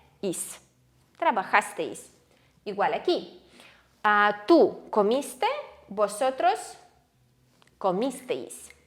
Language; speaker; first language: Spanish; non-native, fluent; Ukrainian